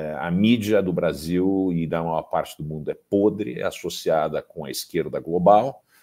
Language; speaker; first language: Portuguese; early bilingual, heritage; Portuguese